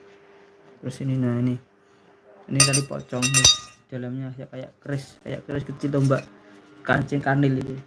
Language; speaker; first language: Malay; non-native, local second language; Javanese